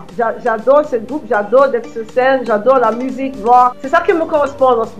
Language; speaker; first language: French; non-native, fluent; English